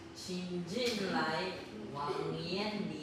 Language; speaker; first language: Chinese; non-native, learner; Filipino